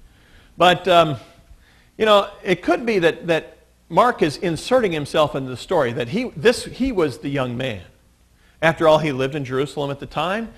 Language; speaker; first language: English; native; English